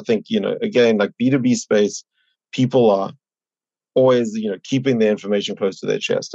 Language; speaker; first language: English; native; English